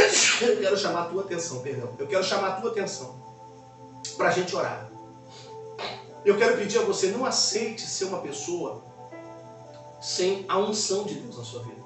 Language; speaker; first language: Portuguese; native; Portuguese